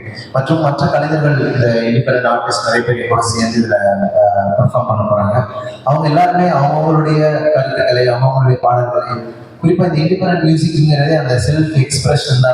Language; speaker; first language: Tamil; native; Tamil